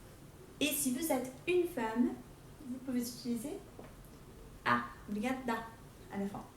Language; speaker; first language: French; non-native, fluent; Portuguese